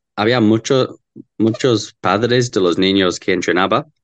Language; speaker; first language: Spanish; non-native, learner; English